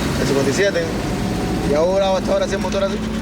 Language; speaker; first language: Spanish; native; Spanish